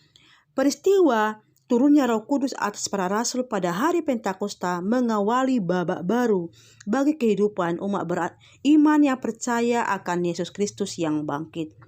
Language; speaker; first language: Indonesian; native; Indonesian